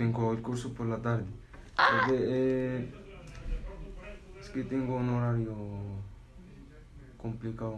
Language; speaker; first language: Spanish; non-native, learner; Arabic